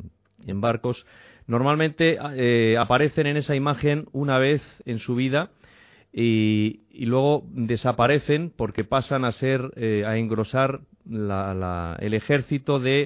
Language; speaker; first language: Spanish; native; Spanish